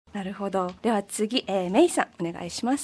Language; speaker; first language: Japanese; native; Japanese